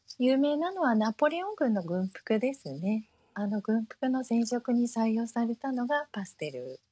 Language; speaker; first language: Japanese; early bilingual, heritage; Japanese